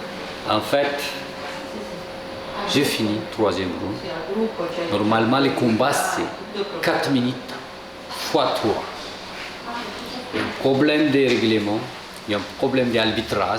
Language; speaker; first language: French; non-native, local second language; Malagasy